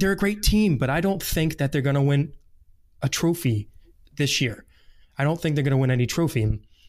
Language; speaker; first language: English; native; English